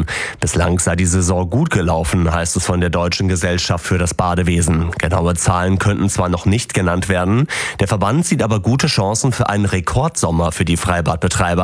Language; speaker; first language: German; native; German